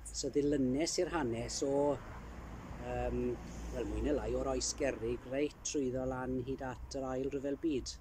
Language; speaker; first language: Welsh; early bilingual, heritage; Welsh